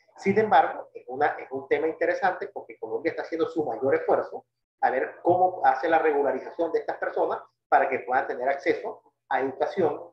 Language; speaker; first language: Spanish; native; Spanish